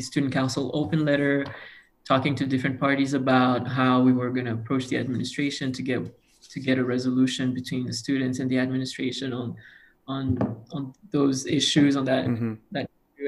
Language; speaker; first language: English; non-native, local second language; Kinyarwanda